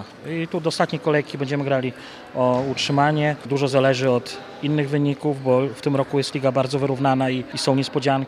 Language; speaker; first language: Polish; native; Polish